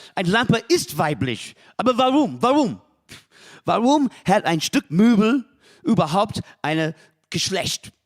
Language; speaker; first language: German; non-native, fluent; English